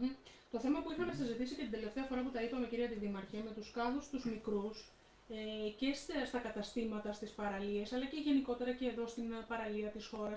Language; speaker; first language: Greek; native; Greek